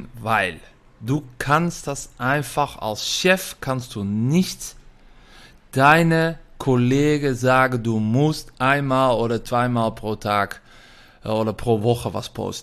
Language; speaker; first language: German; non-native, fluent; Dutch